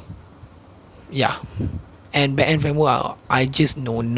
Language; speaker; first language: English; non-native, local second language; Malay